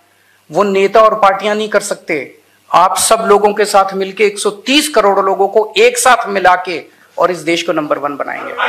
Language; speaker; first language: Hindi; native; Hindi